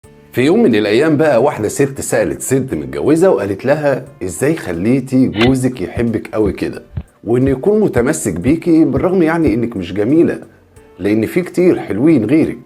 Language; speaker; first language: Arabic; native; Arabic